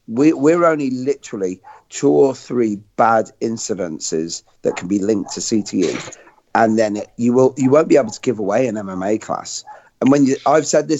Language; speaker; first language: English; native; English